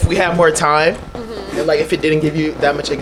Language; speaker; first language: English; non-native, fluent; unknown